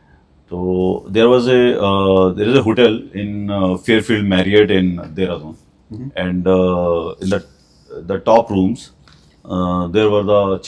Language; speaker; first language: English; non-native, local second language; Hindi